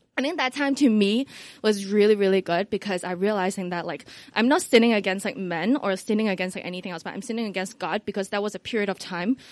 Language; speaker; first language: English; non-native, local second language; Cantonese